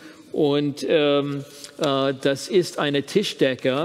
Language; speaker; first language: German; non-native, fluent; English